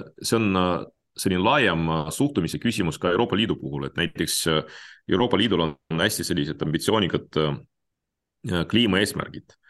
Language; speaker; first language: Estonian; non-native, local second language; Russian